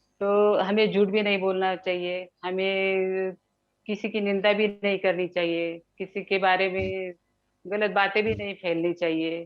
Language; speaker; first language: Hindi; non-native, local second language; Marathi